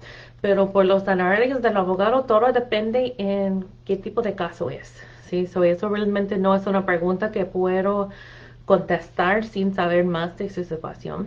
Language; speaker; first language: Spanish; non-native, fluent; English